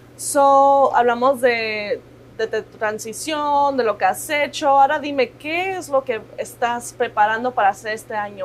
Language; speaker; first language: Spanish; early bilingual, other home language; English